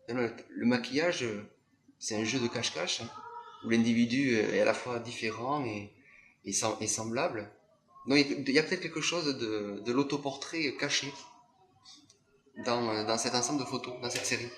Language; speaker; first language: French; native; French